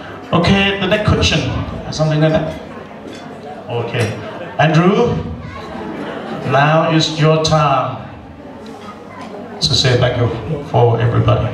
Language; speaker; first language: English; non-native, learner; Thai